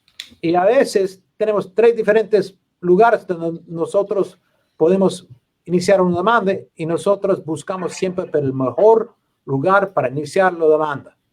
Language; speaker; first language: Spanish; non-native, learner; English